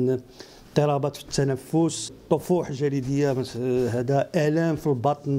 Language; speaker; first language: Arabic; native; Arabic